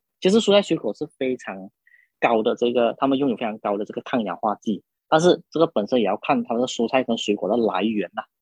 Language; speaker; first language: Chinese; native; Chinese